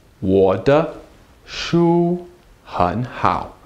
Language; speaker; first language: Chinese; non-native, fluent; English